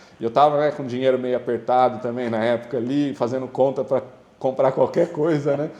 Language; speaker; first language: Portuguese; native; Portuguese